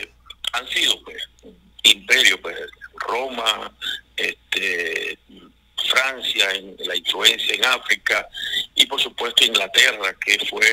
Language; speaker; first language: Spanish; native; Spanish